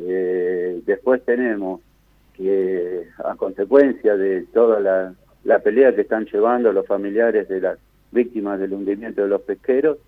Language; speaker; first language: Spanish; native; Spanish